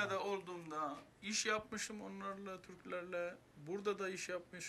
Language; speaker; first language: Turkish; non-native, fluent; Armenian